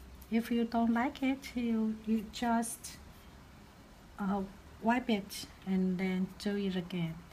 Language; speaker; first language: English; non-native, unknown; Chinese